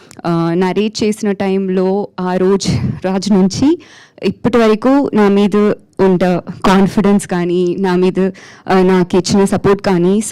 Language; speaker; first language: Telugu; non-native, fluent; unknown